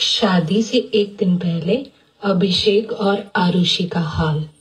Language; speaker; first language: Hindi; native; Hindi